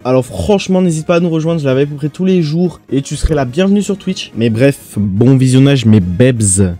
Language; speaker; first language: French; native; French